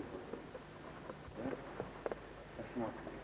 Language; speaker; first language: Russian; non-native, learner; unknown